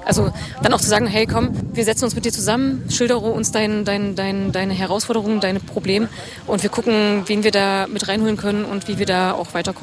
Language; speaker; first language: German; native; German